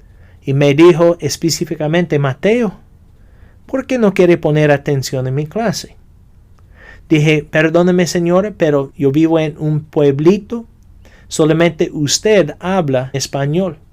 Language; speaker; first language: Spanish; non-native, fluent; English